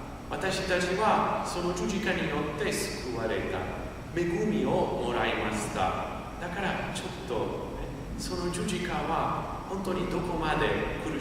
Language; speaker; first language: Japanese; non-native, fluent; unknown